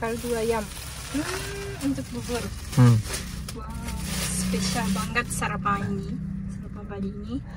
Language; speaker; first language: Indonesian; non-native, learner; Japanese